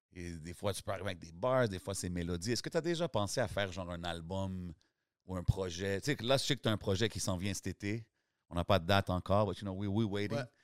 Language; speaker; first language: French; native; French